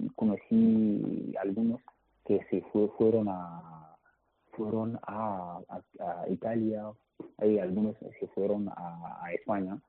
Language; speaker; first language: Spanish; non-native, learner; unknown